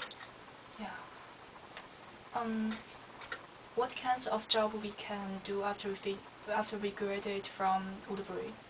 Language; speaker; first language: English; non-native, learner; Chinese